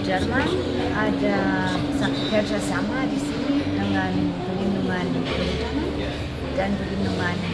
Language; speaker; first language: Indonesian; non-native, fluent; German